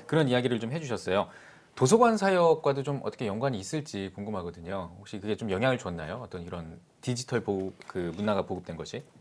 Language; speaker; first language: Korean; native; Korean